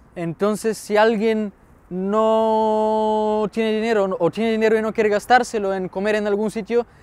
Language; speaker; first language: Spanish; non-native, fluent; Bulgarian